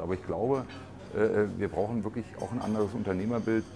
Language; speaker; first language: German; native; German